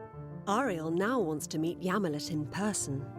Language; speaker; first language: English; native; English